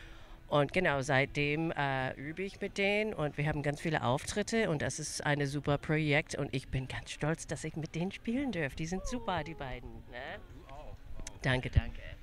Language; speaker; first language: German; early bilingual, other home language; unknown